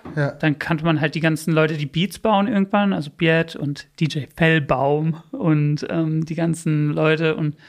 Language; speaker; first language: German; early bilingual, other home language; English